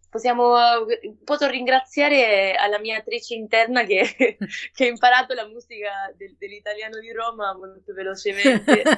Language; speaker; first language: Italian; non-native, fluent; Spanish